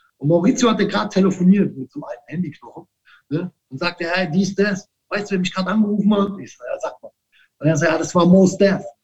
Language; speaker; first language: German; early bilingual, other home language; Italian